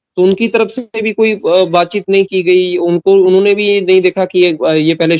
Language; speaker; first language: Hindi; non-native, local second language; Punjabi